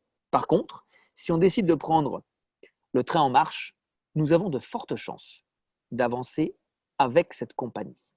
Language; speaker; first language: French; native; French